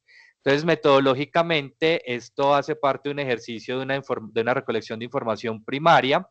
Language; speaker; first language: Spanish; native; Spanish